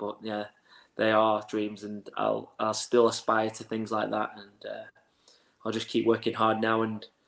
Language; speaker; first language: English; native; English